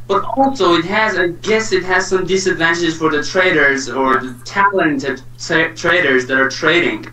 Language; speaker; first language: English; non-native, fluent; Persian